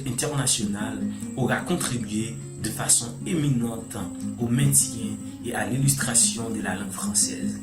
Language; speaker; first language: French; non-native, local second language; Haitian Creole